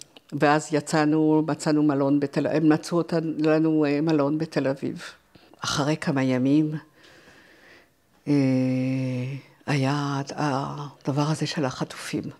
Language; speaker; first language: Hebrew; non-native, fluent; French